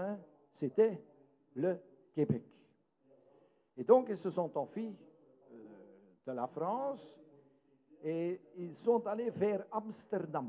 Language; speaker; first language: French; non-native, local second language; Dutch